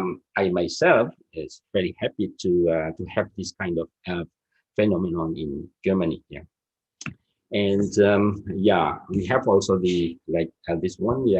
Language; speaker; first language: English; non-native, fluent; Indonesian